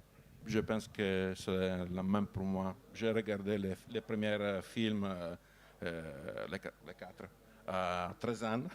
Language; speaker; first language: French; non-native, learner; Italian